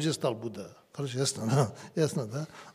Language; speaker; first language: Russian; non-native, learner; Tibetan